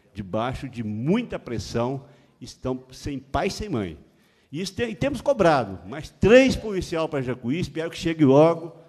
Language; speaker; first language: Portuguese; native; Portuguese